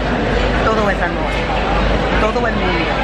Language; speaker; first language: Spanish; early bilingual, heritage; Spanish